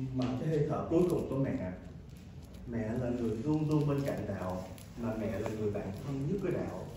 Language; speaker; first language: Vietnamese; early bilingual, heritage; Vietnamese